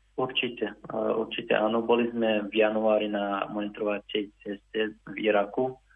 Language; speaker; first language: Slovak; non-native, fluent; Arabic